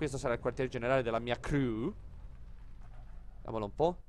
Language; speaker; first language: Italian; native; Italian